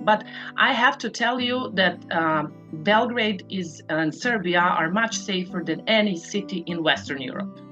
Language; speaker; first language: English; non-native, fluent; Serbian